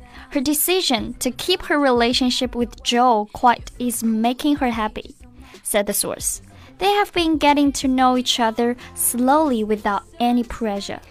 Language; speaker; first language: English; non-native, fluent; Chinese